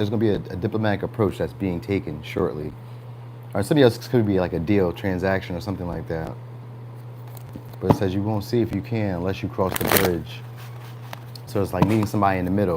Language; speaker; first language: English; native; English